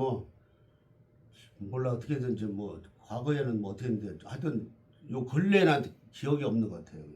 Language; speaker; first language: Korean; native; Korean